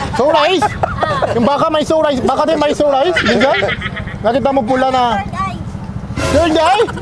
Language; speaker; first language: Filipino; non-native, fluent; Korean